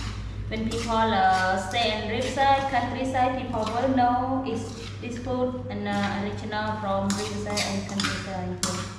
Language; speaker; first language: English; non-native, learner; Khmer